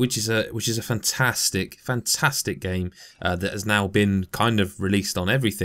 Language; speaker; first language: English; native; English